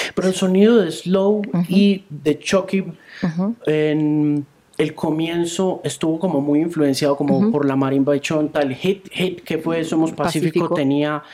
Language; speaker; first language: Spanish; native; Spanish